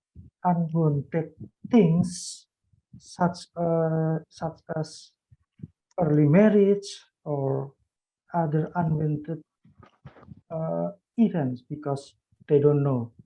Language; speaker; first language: English; non-native, learner; Indonesian